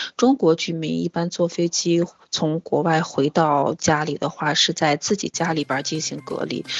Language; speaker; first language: Chinese; native; Chinese